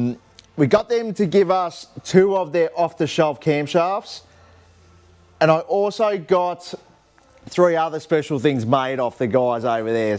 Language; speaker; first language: English; native; English